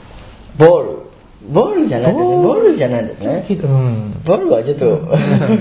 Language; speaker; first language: Japanese; non-native, learner; Burmese